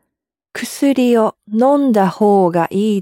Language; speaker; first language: Japanese; non-native, learner; English